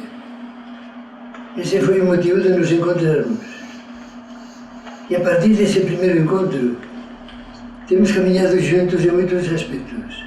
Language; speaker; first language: Portuguese; native; Portuguese